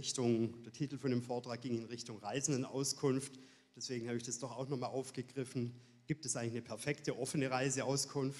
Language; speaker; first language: German; native; German